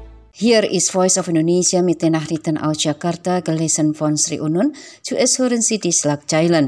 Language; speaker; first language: German; non-native, fluent; Indonesian